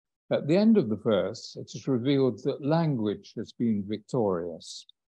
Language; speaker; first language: English; native; English